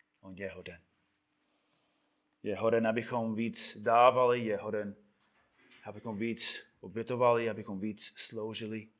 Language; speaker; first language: Czech; non-native, fluent; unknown